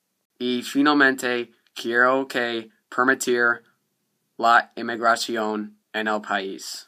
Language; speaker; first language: Spanish; non-native, learner; English